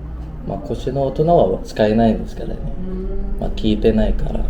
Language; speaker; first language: Japanese; non-native, learner; Filipino